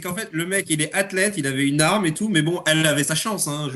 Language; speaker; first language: French; native; French